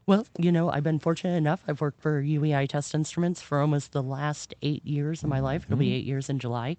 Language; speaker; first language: English; native; English